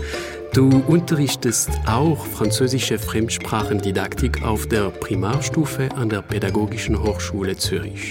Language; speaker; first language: German; non-native, fluent; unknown